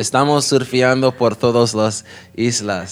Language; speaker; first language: Spanish; non-native, learner; English